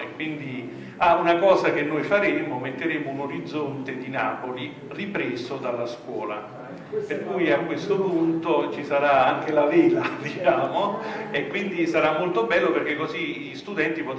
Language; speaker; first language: Italian; native; Italian